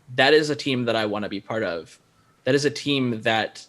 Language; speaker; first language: English; native; English